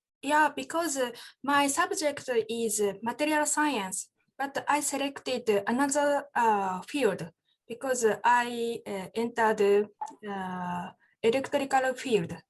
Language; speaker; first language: English; non-native, learner; Japanese